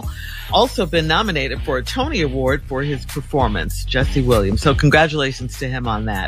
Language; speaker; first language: English; native; English